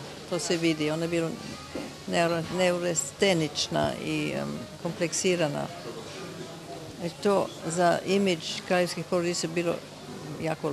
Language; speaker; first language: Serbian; early bilingual, heritage; Serbian